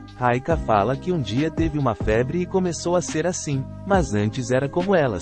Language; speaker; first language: Portuguese; native; Portuguese